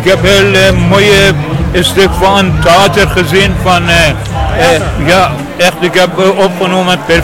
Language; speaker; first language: Dutch; non-native, learner; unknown